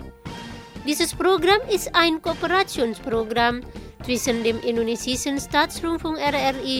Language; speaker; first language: German; non-native, fluent; Indonesian